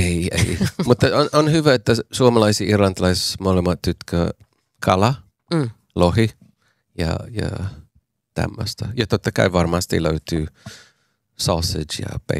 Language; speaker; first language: Finnish; non-native, fluent; English